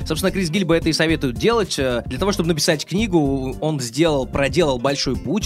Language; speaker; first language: Russian; native; Russian